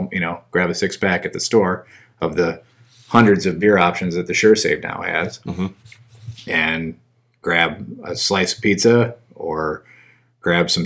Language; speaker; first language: English; native; English